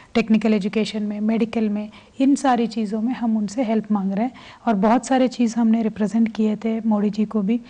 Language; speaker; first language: Hindi; non-native, local second language; Telugu